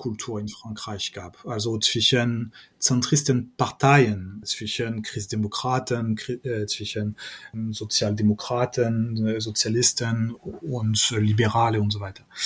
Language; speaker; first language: German; non-native, fluent; French